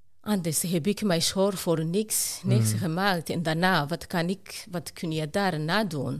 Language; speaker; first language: Dutch; non-native, fluent; Rundi